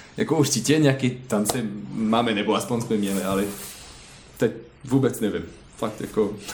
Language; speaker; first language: Czech; non-native, learner; French